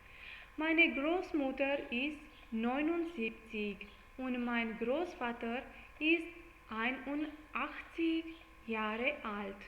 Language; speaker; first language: German; non-native, learner; English